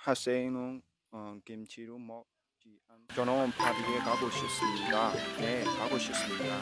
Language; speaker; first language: Korean; non-native, learner; Burmese